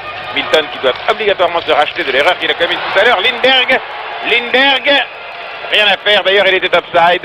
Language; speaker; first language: French; native; French